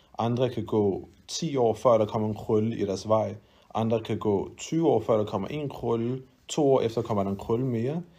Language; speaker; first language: Danish; early bilingual, other home language; Arabic